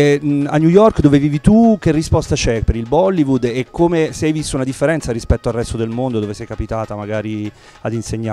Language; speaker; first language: Italian; native; Italian